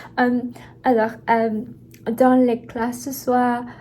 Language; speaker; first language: French; non-native, learner; Chinese